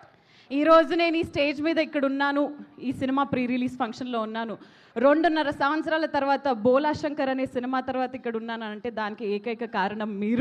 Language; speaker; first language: Telugu; native; Telugu